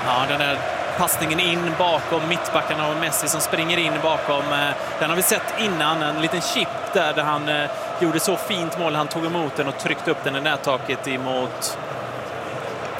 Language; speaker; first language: Swedish; native; Swedish